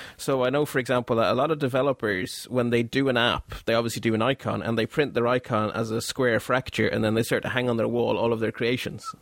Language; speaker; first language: English; non-native, fluent; Dutch